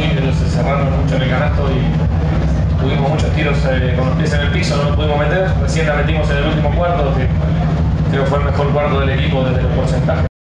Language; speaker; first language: Spanish; native; Spanish